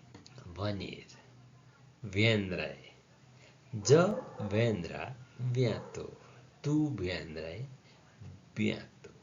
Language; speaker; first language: French; non-native, learner; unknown